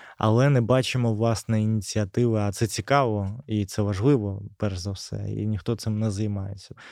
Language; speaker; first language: Ukrainian; native; Ukrainian